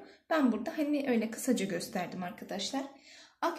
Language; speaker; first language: Turkish; native; Turkish